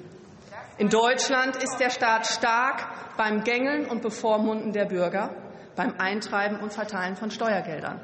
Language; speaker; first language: German; native; German